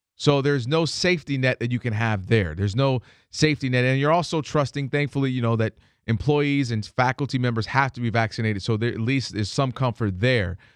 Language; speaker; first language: English; native; English